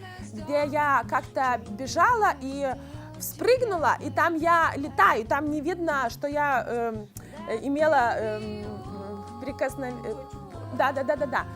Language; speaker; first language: Russian; non-native, fluent; Lithuanian